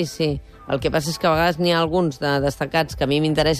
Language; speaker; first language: Catalan; native; Catalan